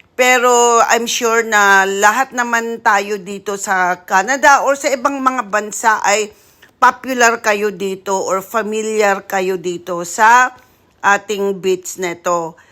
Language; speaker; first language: Filipino; non-native, local second language; Iloko